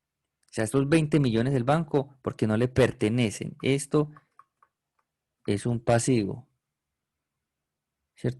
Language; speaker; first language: Spanish; native; Spanish